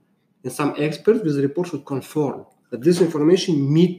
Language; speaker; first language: English; non-native, learner; Uzbek